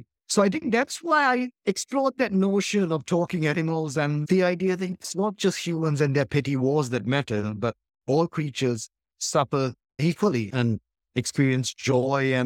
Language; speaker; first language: English; native; English